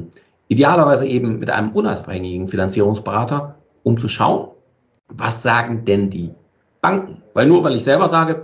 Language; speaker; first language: German; native; German